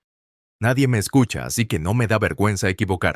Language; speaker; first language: Spanish; non-native, fluent; English